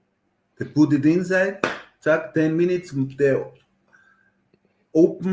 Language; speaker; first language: English; non-native, learner; German